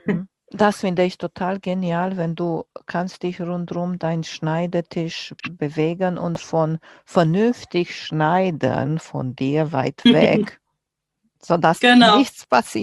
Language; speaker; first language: German; non-native, fluent; Romanian